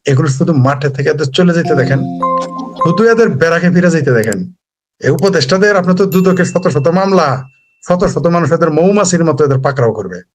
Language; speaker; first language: Bangla; native; Bangla